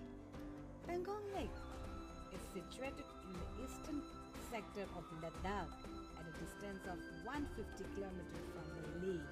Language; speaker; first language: English; non-native, local second language; Ladakhi